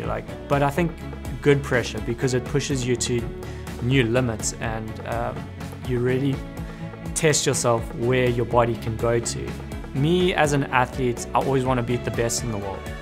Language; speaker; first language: English; native; English